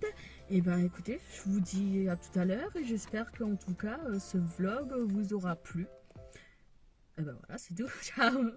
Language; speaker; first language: French; native; French